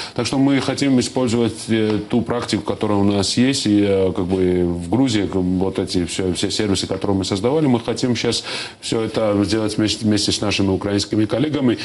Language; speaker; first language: Russian; non-native, local second language; Georgian